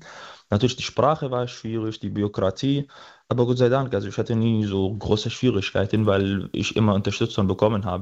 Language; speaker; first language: German; non-native, fluent; Arabic